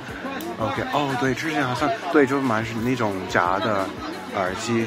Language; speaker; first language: Chinese; non-native, learner; English